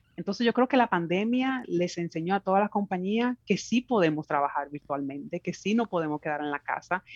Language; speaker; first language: Spanish; native; Spanish